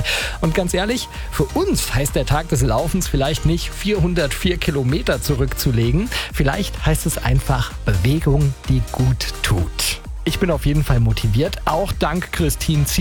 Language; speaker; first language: German; native; German